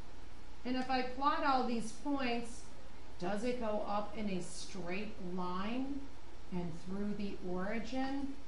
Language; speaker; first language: English; native; English